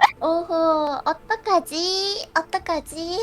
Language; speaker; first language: Korean; non-native, learner; Japanese